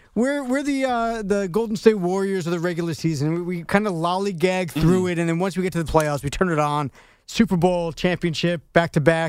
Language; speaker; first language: English; native; English